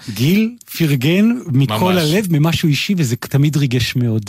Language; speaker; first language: Hebrew; native; Hebrew